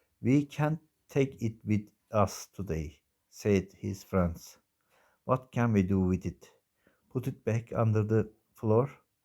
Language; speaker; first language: English; non-native, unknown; Turkish